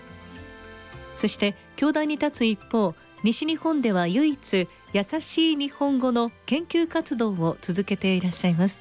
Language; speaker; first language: Japanese; native; Japanese